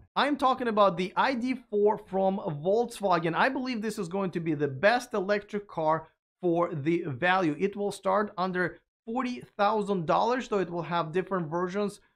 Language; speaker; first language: English; non-native, fluent; Russian